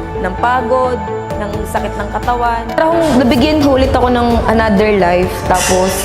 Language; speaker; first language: Filipino; native; Filipino